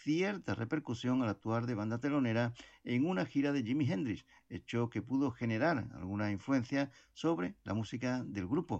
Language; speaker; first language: Spanish; native; Spanish